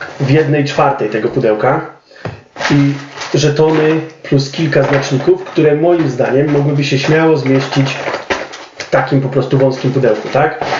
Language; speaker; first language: Polish; native; Polish